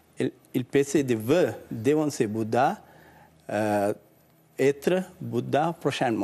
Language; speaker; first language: French; non-native, learner; Sinhala